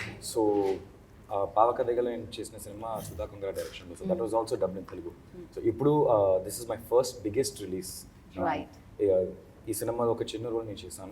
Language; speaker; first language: Telugu; non-native, learner; Tamil